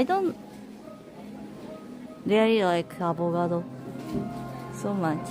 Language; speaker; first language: English; non-native, learner; Japanese